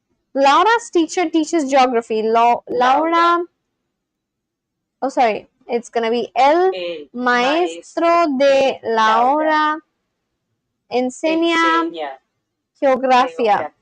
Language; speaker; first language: Spanish; non-native, learner; English